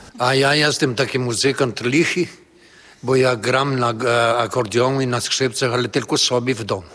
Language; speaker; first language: Polish; early bilingual, heritage; Polish